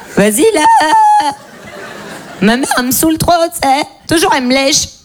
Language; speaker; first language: French; native; French